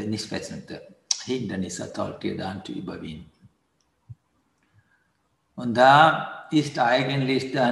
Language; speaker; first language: German; non-native, fluent; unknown